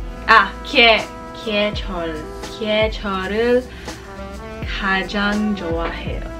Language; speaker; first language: Korean; non-native, learner; Filipino